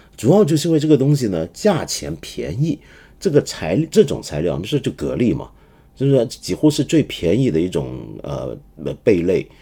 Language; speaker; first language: Chinese; non-native, local second language; Cantonese